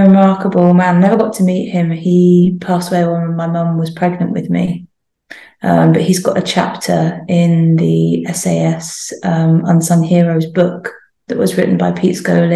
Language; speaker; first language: English; native; English